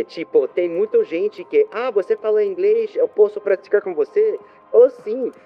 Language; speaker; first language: Portuguese; non-native, learner; French